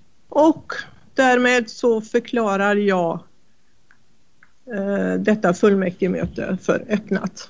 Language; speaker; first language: Swedish; native; Swedish